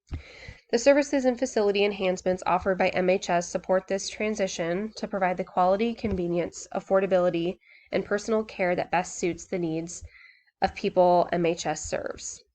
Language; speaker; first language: English; native; English